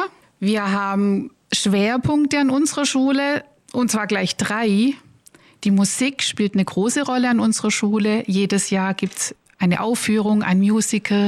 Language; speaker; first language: German; native; German